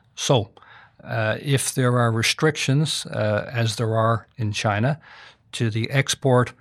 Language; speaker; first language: English; native; English